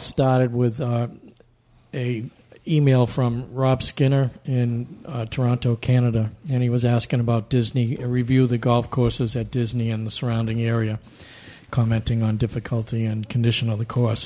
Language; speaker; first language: English; native; English